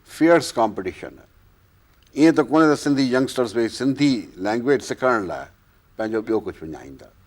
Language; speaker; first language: Sindhi; native; Sindhi